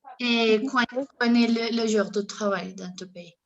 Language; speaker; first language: French; non-native, learner; Spanish